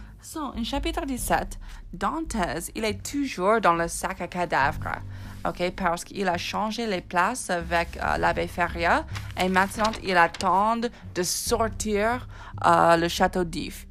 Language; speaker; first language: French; non-native, fluent; English